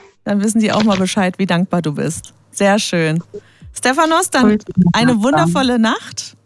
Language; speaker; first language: German; native; German